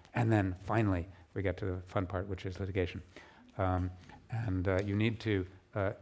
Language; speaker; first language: English; native; English